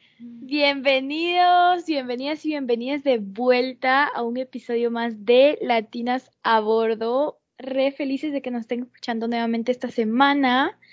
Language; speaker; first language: Spanish; native; Spanish